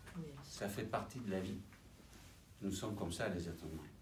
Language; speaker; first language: French; non-native, fluent; English